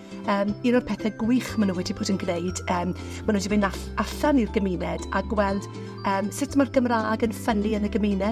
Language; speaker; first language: Welsh; native; Welsh